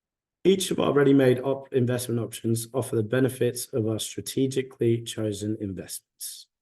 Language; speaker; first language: English; native; English